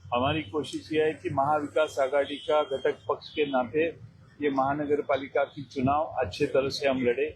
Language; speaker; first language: Hindi; non-native, local second language; Marathi